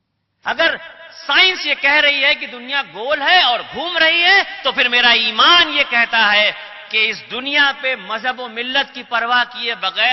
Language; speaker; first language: Urdu; native; Urdu